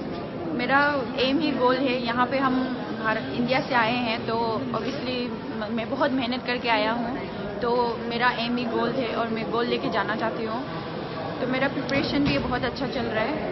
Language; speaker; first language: Hindi; non-native, local second language; Bodo